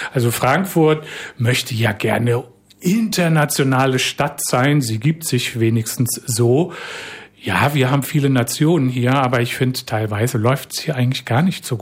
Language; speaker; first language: German; native; German